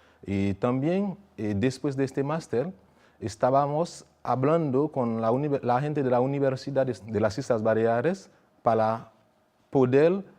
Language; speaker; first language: Spanish; non-native, fluent; Haitian Creole